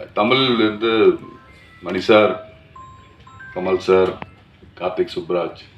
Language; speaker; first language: Tamil; non-native, learner; Malayalam